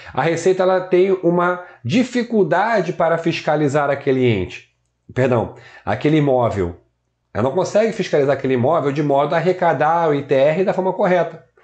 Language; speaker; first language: Portuguese; native; Portuguese